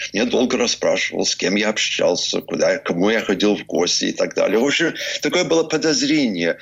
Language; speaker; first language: Russian; early bilingual, heritage; English